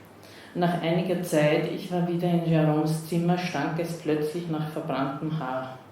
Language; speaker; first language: German; native; German